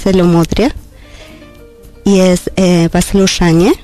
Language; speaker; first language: Russian; non-native, learner; Spanish